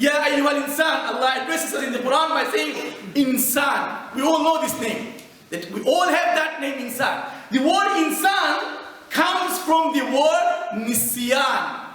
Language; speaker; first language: English; non-native, fluent; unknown